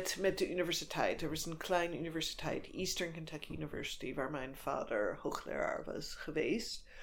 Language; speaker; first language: Dutch; non-native, fluent; English